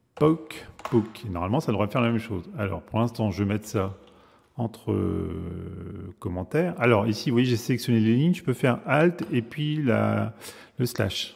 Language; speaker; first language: French; native; French